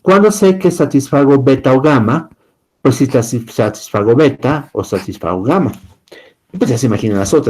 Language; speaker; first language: Spanish; native; Spanish